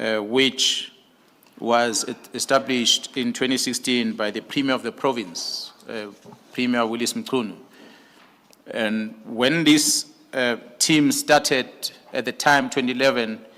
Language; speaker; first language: English; non-native, local second language; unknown